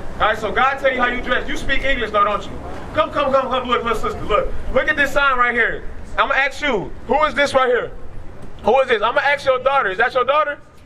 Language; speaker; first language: English; native; English